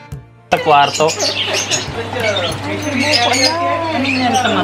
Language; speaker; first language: Filipino; non-native, learner; Punjabi